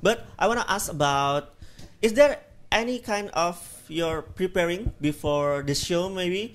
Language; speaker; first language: English; non-native, learner; Indonesian